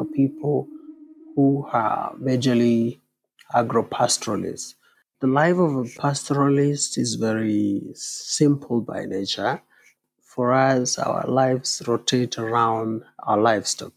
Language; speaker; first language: English; non-native, local second language; Kalenjin